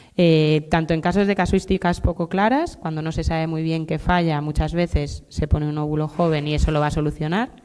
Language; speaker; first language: Spanish; native; Spanish